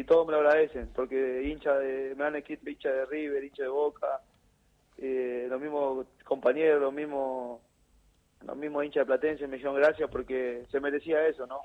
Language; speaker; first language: Spanish; native; Spanish